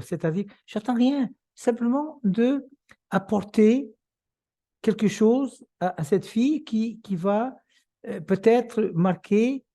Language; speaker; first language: French; non-native, fluent; Portuguese